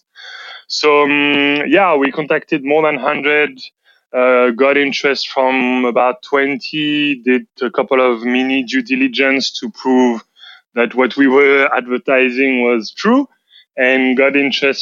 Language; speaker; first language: English; non-native, fluent; French